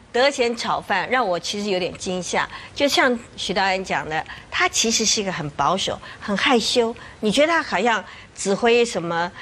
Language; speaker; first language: Chinese; native; Chinese